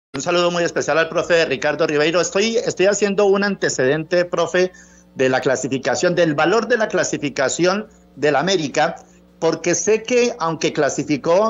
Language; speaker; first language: Spanish; native; Spanish